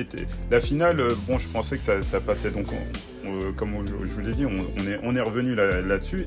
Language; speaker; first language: French; native; French